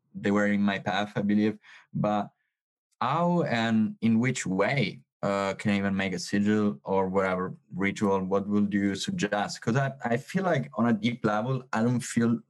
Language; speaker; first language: English; non-native, fluent; Italian